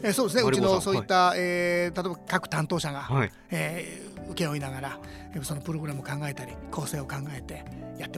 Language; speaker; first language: Japanese; native; Japanese